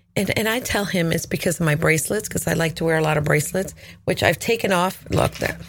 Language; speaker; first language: English; non-native, fluent; Spanish